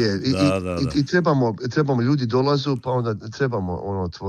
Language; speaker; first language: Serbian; early bilingual, heritage; Croatian